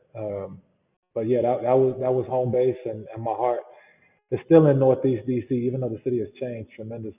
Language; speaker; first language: English; native; English